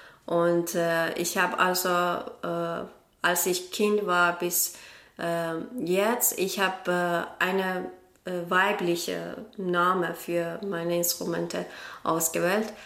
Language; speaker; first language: German; non-native, learner; Persian